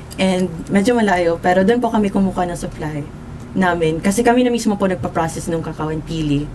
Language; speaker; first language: Filipino; non-native, local second language; Bikol